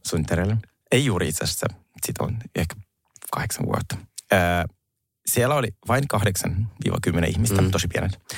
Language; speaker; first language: Finnish; non-native, fluent; Russian